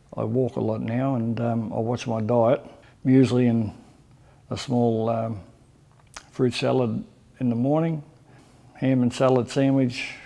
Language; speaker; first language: English; native; English